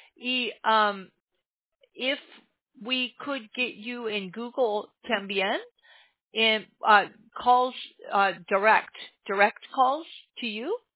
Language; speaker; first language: English; native; English